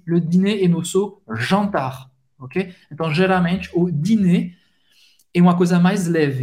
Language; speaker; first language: Portuguese; non-native, fluent; French